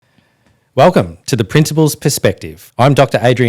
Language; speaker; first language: English; native; English